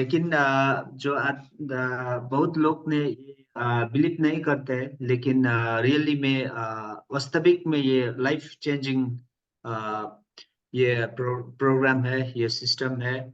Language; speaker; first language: Hindi; non-native, local second language; Nepali